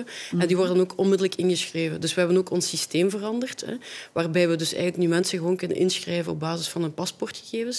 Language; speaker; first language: Dutch; native; Dutch